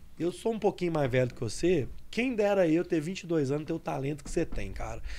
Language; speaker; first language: Portuguese; native; Portuguese